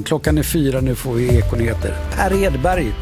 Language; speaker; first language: Swedish; native; Swedish